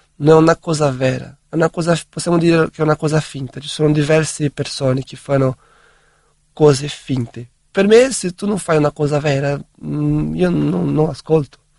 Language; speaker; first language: Italian; non-native, fluent; Portuguese